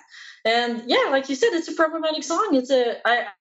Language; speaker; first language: English; non-native, fluent; French